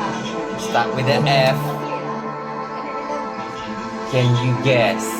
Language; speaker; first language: English; non-native, local second language; Malay